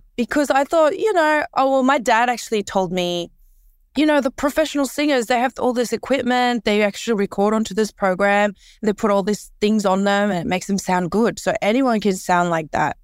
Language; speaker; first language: English; early bilingual, other home language; Korean